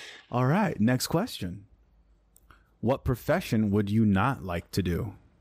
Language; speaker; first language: English; native; English